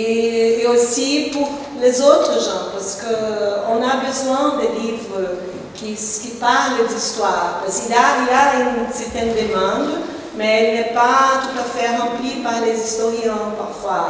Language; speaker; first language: French; non-native, fluent; Portuguese